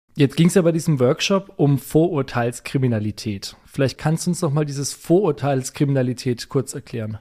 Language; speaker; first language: German; native; German